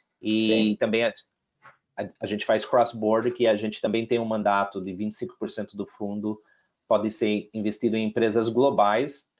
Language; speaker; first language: Portuguese; non-native, fluent; English